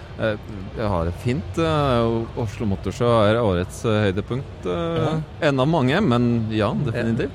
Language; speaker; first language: Norwegian; non-native, fluent; Polish